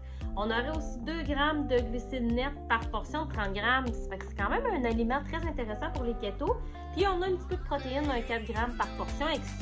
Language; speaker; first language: French; native; French